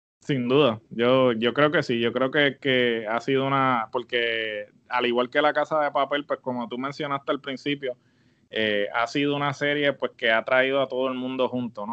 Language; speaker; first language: Spanish; native; Spanish